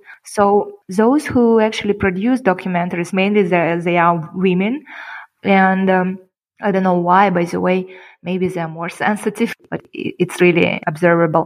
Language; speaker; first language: English; non-native, fluent; Kyrgyz